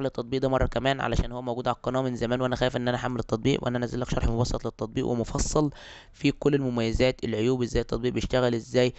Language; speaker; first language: Arabic; native; Arabic